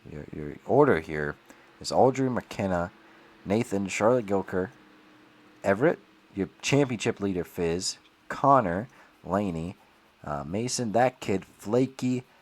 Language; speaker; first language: English; native; English